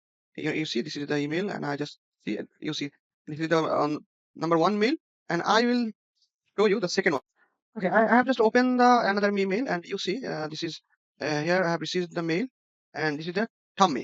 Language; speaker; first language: English; non-native, local second language; Bangla